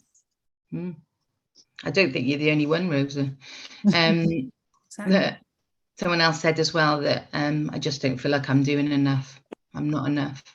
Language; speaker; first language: English; native; English